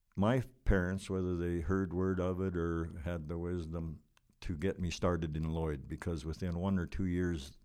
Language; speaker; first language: English; non-native, fluent; Ukrainian